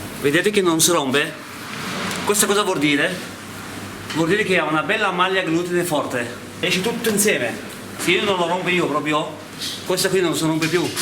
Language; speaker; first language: Italian; non-native, fluent; Arabic